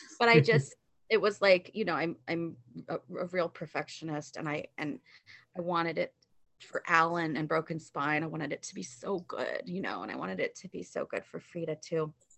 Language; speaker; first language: English; native; English